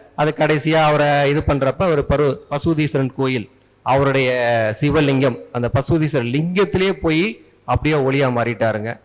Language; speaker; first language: Tamil; native; Tamil